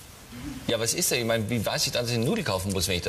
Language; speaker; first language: German; native; German